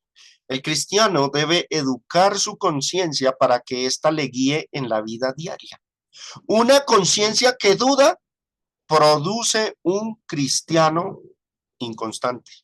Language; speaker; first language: Spanish; native; Spanish